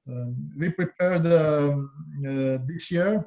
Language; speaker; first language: English; non-native, learner; Croatian